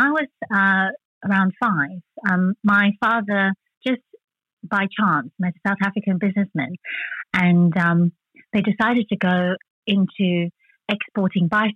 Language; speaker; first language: English; early bilingual, other home language; Chinese